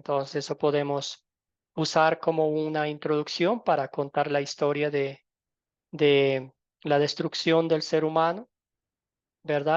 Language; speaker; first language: Spanish; native; Spanish